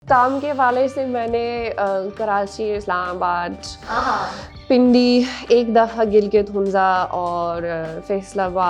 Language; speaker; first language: Hindi; non-native, learner; English